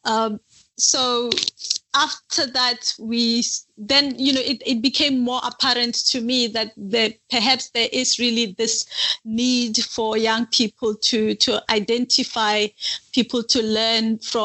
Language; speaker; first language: English; non-native, local second language; Northern Sotho